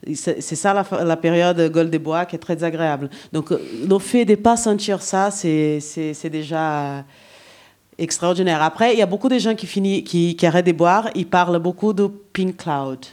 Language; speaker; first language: French; non-native, fluent; Portuguese